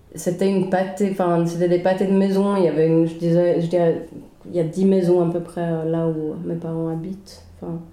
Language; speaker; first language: French; early bilingual, other home language; Swedish